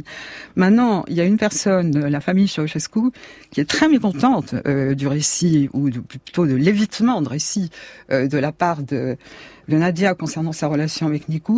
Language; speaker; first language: French; native; French